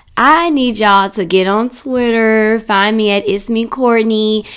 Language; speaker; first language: English; native; English